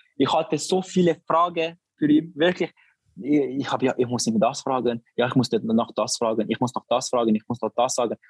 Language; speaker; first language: German; non-native, learner; Albanian